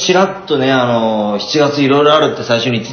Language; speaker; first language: Japanese; native; Japanese